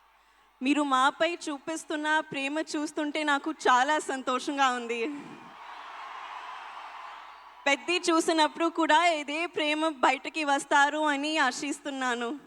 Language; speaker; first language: Telugu; non-native, local second language; Hindi